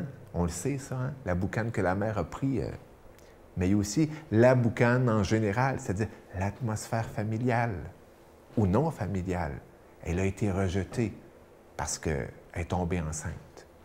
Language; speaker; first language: French; native; French